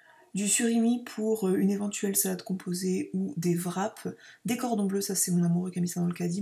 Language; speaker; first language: French; native; French